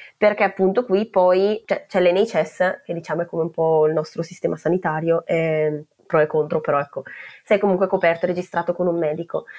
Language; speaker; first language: Italian; native; Italian